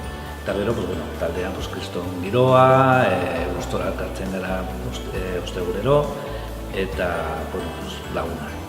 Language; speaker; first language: Basque; non-native, local second language; Spanish